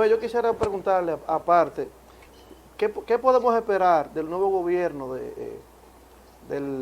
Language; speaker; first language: Spanish; native; Spanish